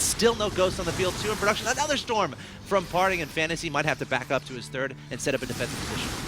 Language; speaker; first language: English; native; English